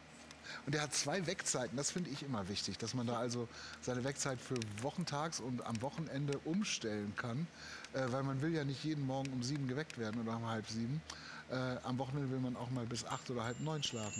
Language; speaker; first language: German; native; German